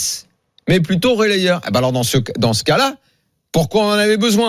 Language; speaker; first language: French; native; French